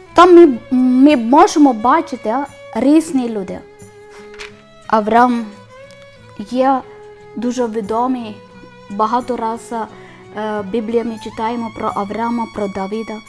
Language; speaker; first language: Ukrainian; non-native, learner; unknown